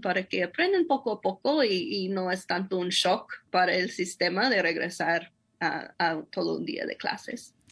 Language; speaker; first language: Spanish; non-native, fluent; English